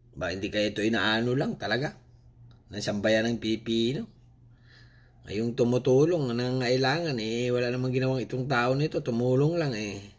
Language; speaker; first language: Filipino; non-native, local second language; Cebuano